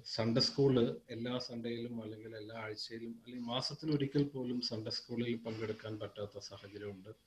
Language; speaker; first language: Malayalam; early bilingual, heritage; German